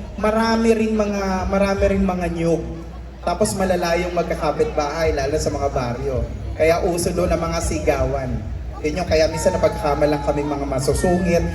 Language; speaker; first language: Filipino; non-native, local second language; Waray